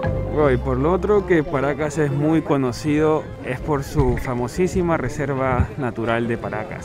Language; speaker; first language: Spanish; native; Spanish